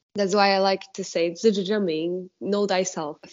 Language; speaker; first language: English; non-native, fluent; Polish